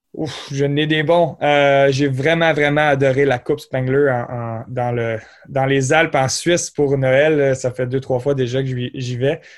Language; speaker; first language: French; native; French